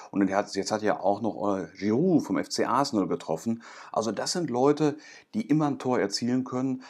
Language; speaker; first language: German; native; German